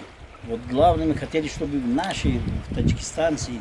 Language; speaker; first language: Russian; non-native, local second language; Tajik